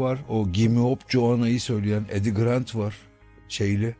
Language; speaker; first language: Turkish; native; Turkish